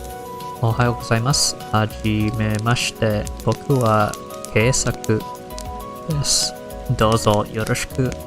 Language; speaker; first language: Japanese; non-native, learner; English